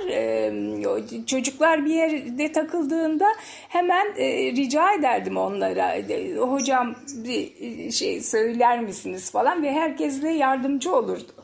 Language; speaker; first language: Turkish; native; Turkish